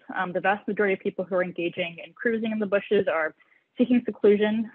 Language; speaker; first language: English; native; English